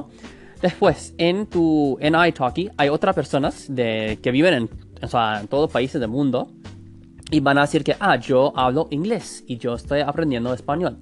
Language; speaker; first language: Spanish; non-native, fluent; English